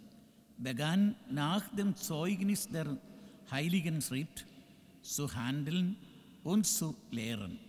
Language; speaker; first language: German; non-native, learner; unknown